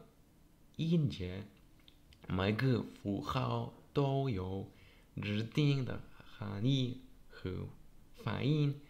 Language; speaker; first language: Chinese; non-native, learner; Polish